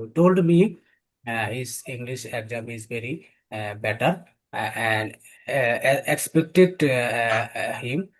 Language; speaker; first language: English; non-native, learner; Bangla